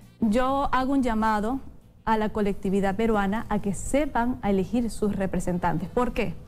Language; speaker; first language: Spanish; native; Spanish